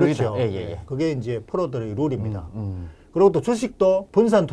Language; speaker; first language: Korean; native; Korean